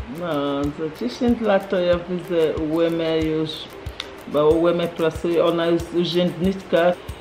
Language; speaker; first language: Polish; non-native, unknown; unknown